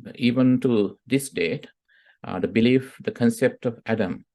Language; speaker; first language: English; non-native, local second language; Sinhala